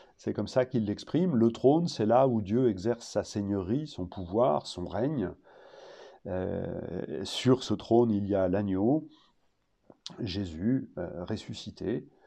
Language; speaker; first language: French; native; French